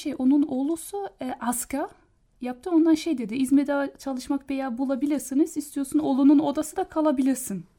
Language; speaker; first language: Turkish; non-native, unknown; German